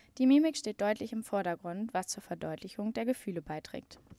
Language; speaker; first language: German; native; German